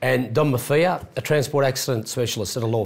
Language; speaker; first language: English; native; English